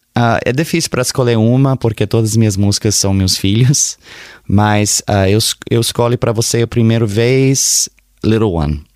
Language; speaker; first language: Portuguese; early bilingual, heritage; Portuguese